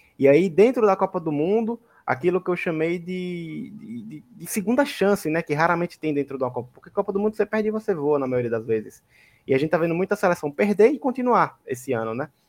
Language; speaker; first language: Portuguese; native; Portuguese